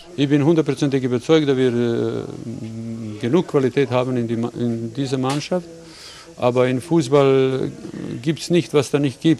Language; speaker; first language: German; non-native, learner; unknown